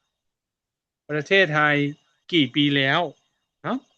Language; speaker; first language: Thai; non-native, fluent; Burmese